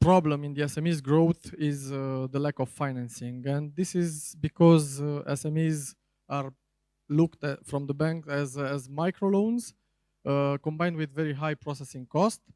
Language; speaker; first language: English; non-native, fluent; Romanian